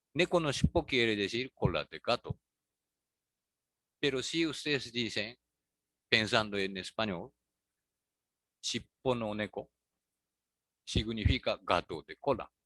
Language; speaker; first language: Spanish; non-native, learner; Japanese